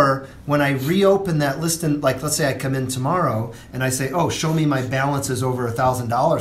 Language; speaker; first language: English; native; English